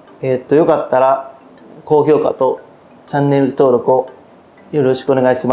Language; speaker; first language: Japanese; native; Japanese